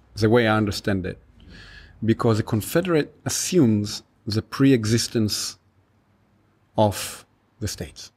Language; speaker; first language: English; non-native, fluent; Hebrew